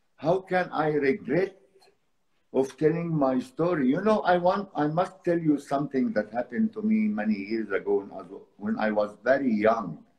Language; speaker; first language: English; non-native, fluent; Arabic